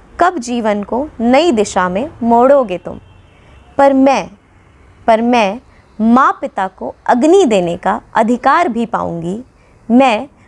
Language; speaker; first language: Hindi; non-native, local second language; Dogri